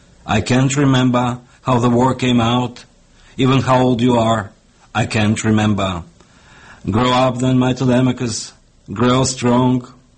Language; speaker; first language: English; non-native, fluent; Russian